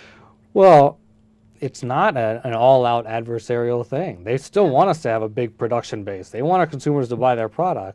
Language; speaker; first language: English; early bilingual, other home language; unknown